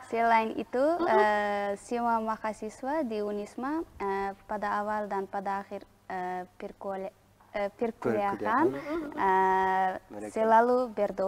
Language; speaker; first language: Indonesian; non-native, learner; Uzbek